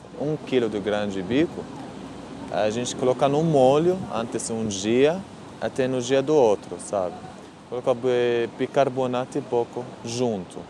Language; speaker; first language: Portuguese; non-native, learner; Arabic